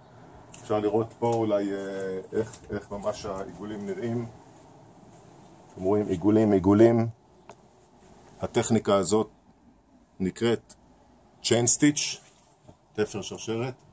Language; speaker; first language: Hebrew; native; Hebrew